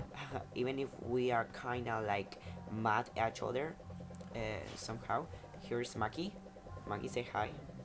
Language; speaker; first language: English; non-native, fluent; Spanish